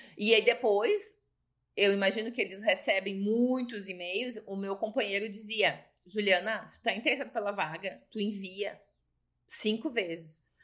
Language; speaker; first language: Portuguese; native; Portuguese